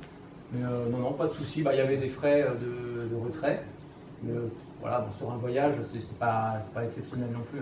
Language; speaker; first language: French; native; French